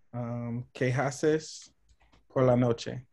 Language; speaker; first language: Spanish; non-native, learner; English